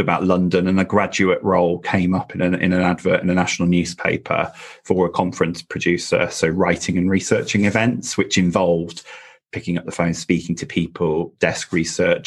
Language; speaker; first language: English; native; English